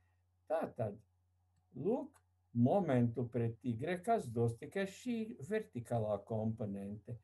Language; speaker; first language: Latvian; native; Latvian